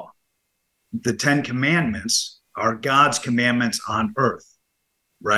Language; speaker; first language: English; native; English